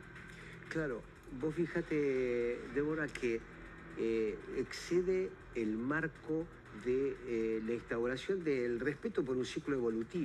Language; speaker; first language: Spanish; native; Spanish